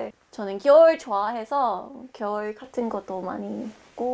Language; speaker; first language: Korean; non-native, fluent; English